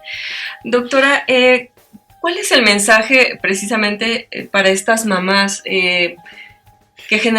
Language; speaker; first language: Spanish; native; Spanish